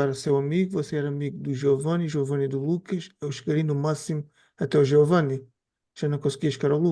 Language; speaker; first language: Portuguese; native; Portuguese